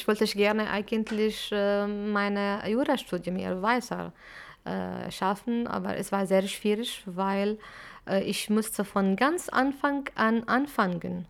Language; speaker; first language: German; non-native, fluent; Arabic